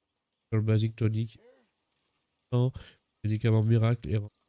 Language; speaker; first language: French; native; French